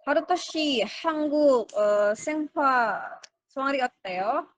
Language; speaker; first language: Korean; non-native, fluent; Indonesian